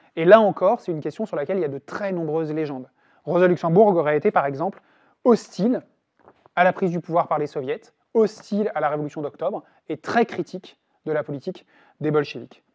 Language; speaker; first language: French; native; French